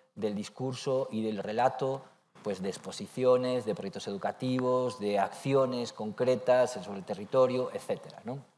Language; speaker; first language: Spanish; native; Spanish